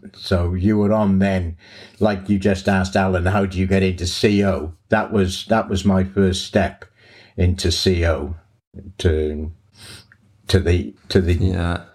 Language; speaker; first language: English; native; English